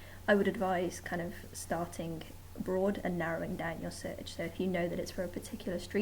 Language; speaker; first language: English; native; English